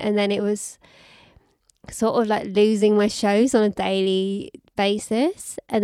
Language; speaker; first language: English; native; English